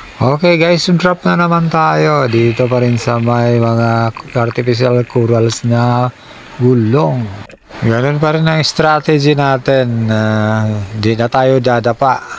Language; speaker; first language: Filipino; non-native, local second language; Cebuano